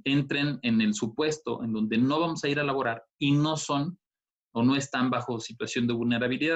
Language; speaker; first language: Spanish; native; Spanish